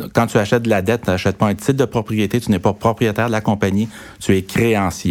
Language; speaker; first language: French; native; French